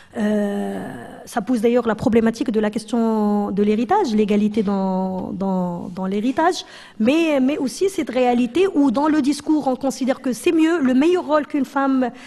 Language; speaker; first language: French; non-native, local second language; Arabic